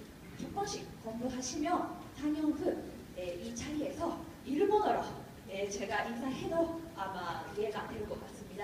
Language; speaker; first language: Korean; non-native, fluent; Japanese